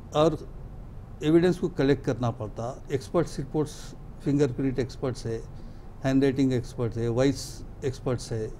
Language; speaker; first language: Hindi; non-native, local second language; Urdu